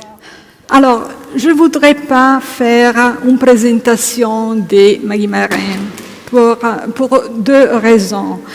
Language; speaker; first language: French; non-native, fluent; Italian